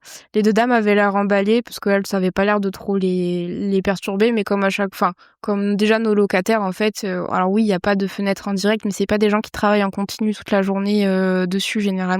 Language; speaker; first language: French; native; French